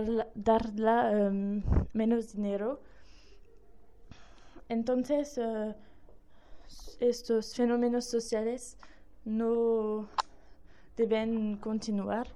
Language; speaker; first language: Spanish; non-native, learner; French